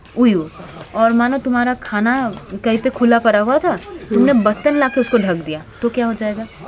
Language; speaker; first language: Hindi; non-native, local second language; Bangla